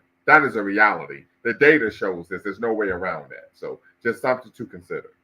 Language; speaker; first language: English; native; English